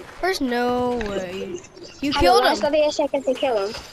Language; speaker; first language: English; native; English